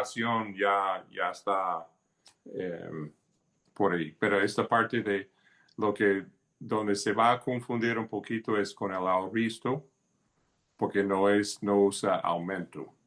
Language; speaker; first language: Spanish; early bilingual, heritage; Spanish